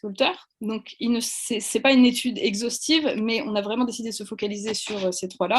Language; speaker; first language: French; native; French